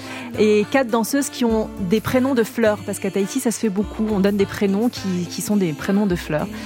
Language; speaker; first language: French; native; French